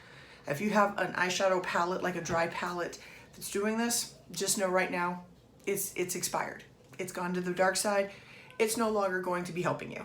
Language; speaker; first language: English; native; English